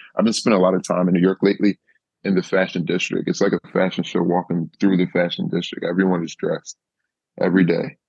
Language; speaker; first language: English; native; English